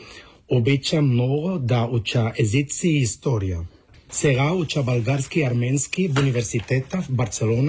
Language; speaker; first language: Bulgarian; non-native, learner; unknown